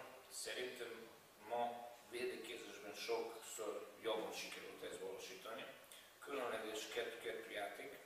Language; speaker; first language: Hungarian; non-native, learner; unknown